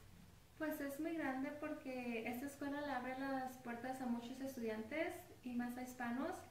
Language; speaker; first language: Spanish; early bilingual, heritage; Spanish